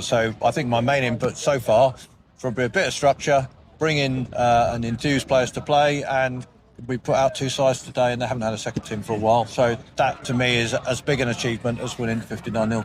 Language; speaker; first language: English; native; English